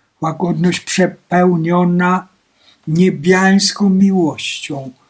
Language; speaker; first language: Polish; native; Polish